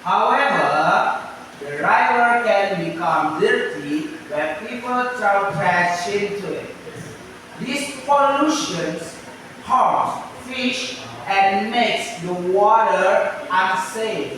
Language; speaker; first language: English; non-native, learner; Indonesian